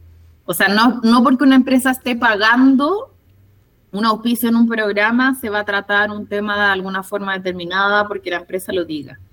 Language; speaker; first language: Spanish; native; Spanish